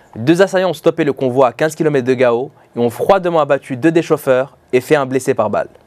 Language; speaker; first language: French; non-native, local second language; Arabic